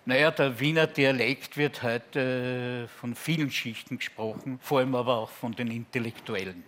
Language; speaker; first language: German; native; German